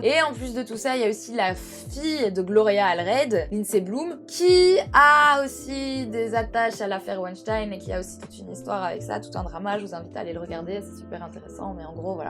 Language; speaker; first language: French; native; French